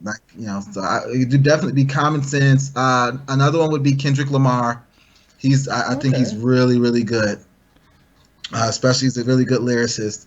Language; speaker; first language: English; native; English